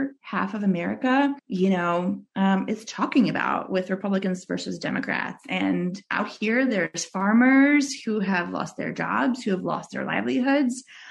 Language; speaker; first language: English; early bilingual, other home language; Russian